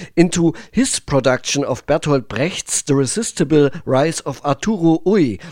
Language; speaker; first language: English; non-native, fluent; German